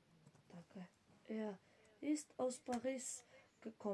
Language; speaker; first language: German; non-native, fluent; Macedonian